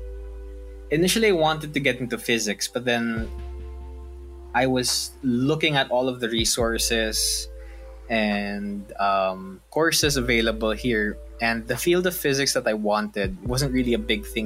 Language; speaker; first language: English; non-native, local second language; Filipino